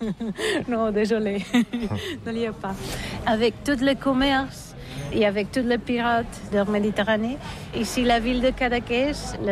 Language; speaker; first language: French; non-native, learner; Catalan